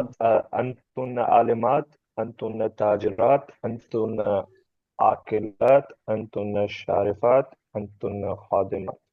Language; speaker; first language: Arabic; non-native, learner; Urdu